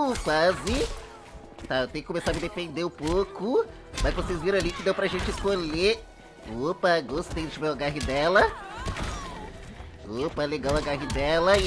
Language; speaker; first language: Portuguese; native; Portuguese